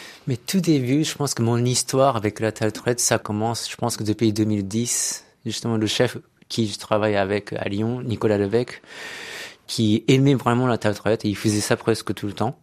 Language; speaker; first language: French; non-native, fluent; Japanese